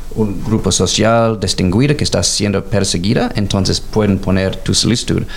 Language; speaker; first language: Spanish; non-native, learner; English